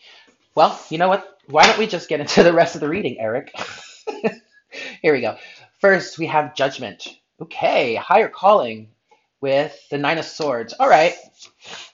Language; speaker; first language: English; native; English